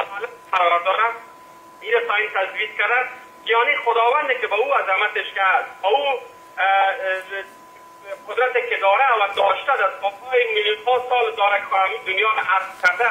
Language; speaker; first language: Persian; native; Persian